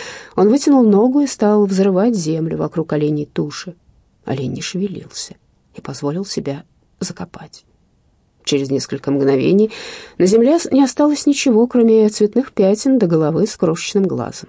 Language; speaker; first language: Russian; native; Russian